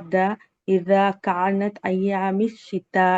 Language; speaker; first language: Arabic; non-native, learner; Urdu